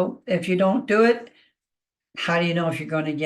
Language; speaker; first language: English; native; English